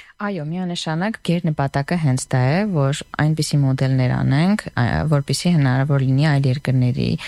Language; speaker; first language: Armenian; native; Armenian